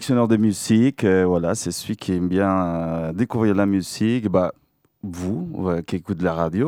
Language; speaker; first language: French; non-native, fluent; Spanish